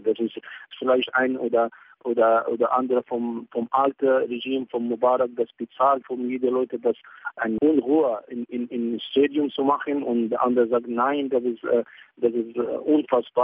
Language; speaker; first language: German; non-native, fluent; Arabic